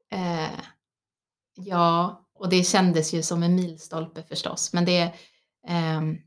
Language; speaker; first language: Swedish; early bilingual, other home language; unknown